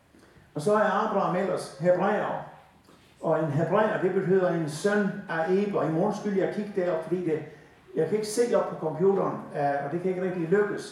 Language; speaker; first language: Danish; native; Danish